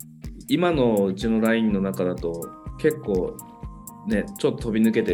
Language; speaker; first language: Japanese; native; Japanese